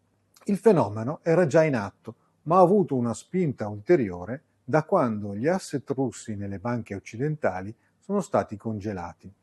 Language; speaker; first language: Italian; native; Italian